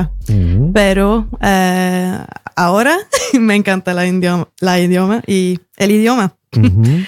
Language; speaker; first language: Spanish; early bilingual, heritage; Spanish